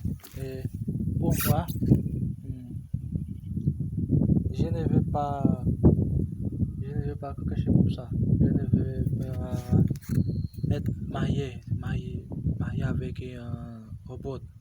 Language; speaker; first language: French; non-native, learner; Portuguese